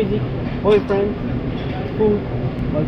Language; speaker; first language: English; non-native, learner; Turkish